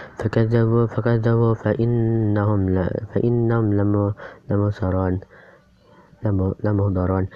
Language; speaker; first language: Arabic; non-native, learner; Indonesian